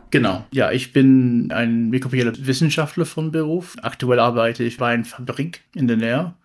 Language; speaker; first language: German; non-native, learner; English